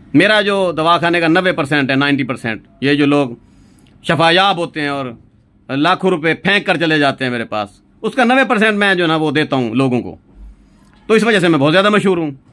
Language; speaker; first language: Urdu; non-native, local second language; Saraiki